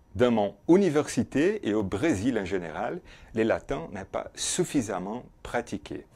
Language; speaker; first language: French; non-native, fluent; Portuguese